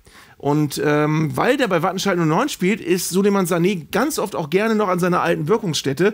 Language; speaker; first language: German; native; German